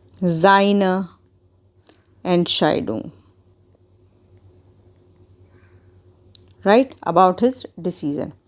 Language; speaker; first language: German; non-native, fluent; Hindi